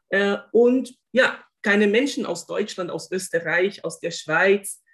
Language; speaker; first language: German; non-native, fluent; Portuguese